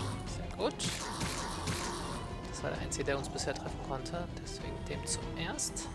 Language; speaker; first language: German; native; German